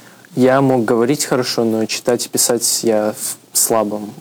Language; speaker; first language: Russian; early bilingual, heritage; Russian